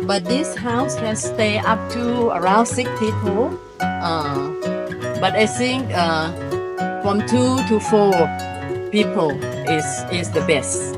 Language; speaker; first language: English; non-native, local second language; Thai